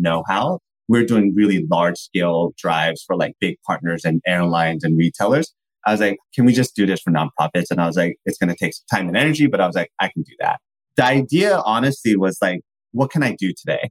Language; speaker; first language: English; native; English